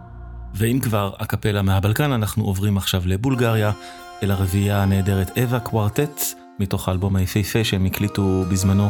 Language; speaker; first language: Hebrew; native; Hebrew